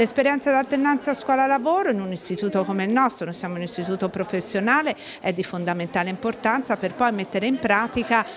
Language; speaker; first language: Italian; native; Italian